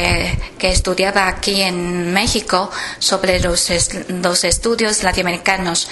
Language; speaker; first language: Spanish; non-native, fluent; Chinese